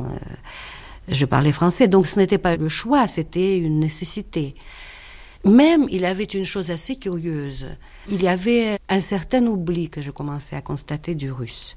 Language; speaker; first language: French; non-native, fluent; Russian